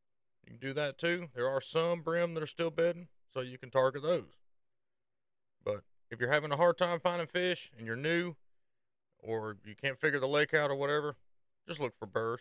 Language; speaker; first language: English; native; English